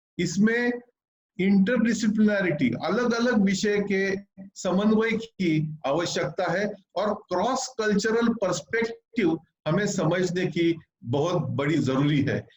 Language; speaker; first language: Hindi; non-native, local second language; Marathi